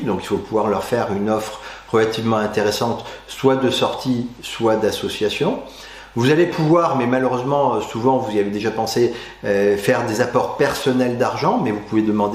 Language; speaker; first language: French; native; French